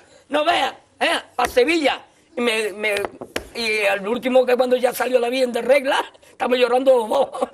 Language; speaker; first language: Spanish; native; Spanish